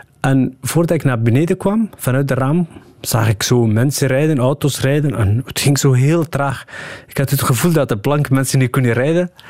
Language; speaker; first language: Dutch; early bilingual, other home language; Somali